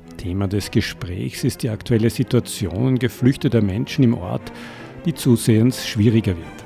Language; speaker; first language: German; native; German